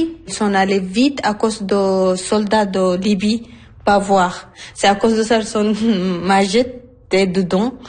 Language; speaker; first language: French; non-native, learner; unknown